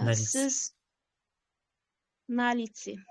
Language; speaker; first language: Russian; non-native, learner; Uzbek